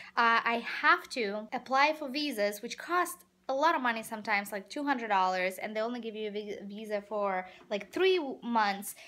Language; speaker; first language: English; non-native, fluent; Russian